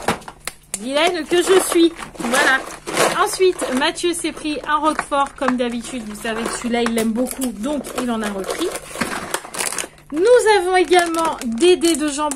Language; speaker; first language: French; native; French